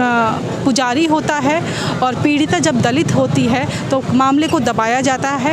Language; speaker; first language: Hindi; native; Hindi